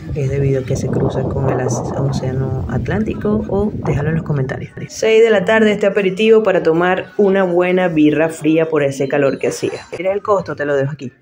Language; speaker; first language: Spanish; native; Spanish